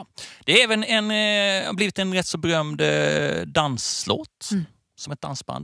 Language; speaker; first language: Swedish; native; Swedish